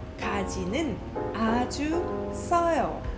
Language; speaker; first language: Korean; non-native, fluent; Thai